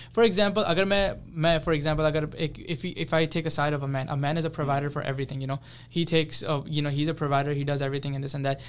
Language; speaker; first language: English; early bilingual, other home language; Urdu